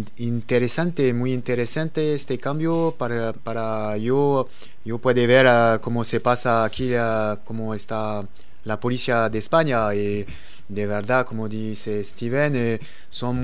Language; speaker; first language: Spanish; non-native, learner; French